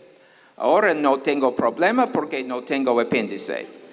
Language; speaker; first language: Spanish; non-native, fluent; English